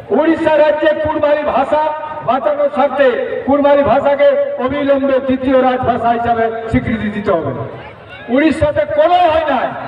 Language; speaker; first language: Bangla; non-native, local second language; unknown